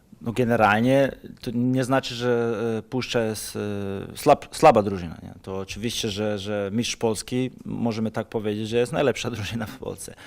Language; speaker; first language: Polish; non-native, fluent; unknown